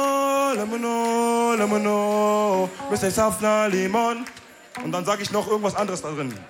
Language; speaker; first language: German; early bilingual, other home language; Wolof